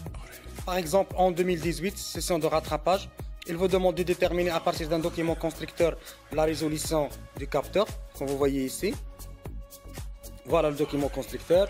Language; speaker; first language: French; non-native, local second language; Arabic